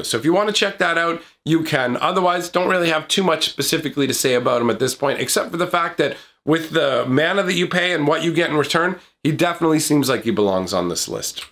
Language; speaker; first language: English; native; English